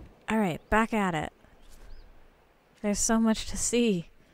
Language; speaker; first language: English; native; English